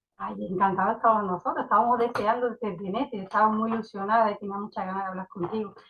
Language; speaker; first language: Spanish; native; Spanish